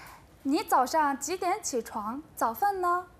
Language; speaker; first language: Chinese; non-native, learner; Korean